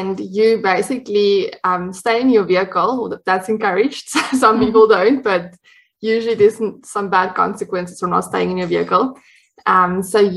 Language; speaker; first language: English; non-native, local second language; Afrikaans